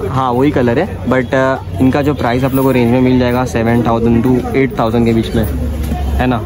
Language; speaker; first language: Hindi; non-native, local second language; Marathi